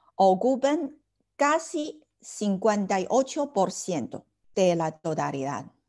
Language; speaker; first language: Spanish; non-native, fluent; Chinese